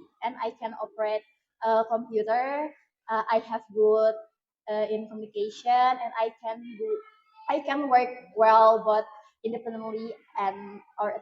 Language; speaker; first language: English; non-native, learner; Indonesian